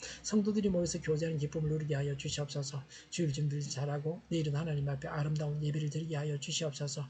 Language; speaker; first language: Korean; native; Korean